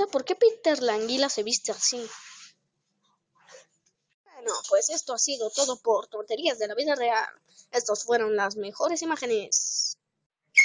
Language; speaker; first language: Spanish; native; Spanish